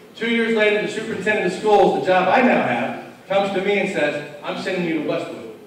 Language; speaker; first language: English; native; English